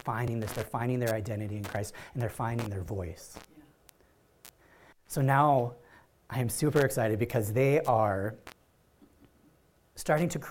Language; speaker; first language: English; native; English